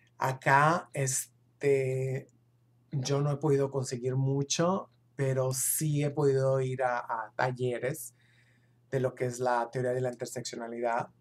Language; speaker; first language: Spanish; early bilingual, other home language; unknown